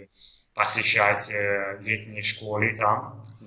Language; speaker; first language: Russian; non-native, fluent; Italian